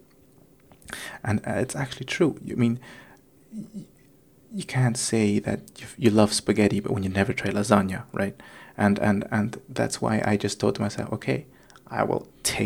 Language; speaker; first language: English; non-native, fluent; Indonesian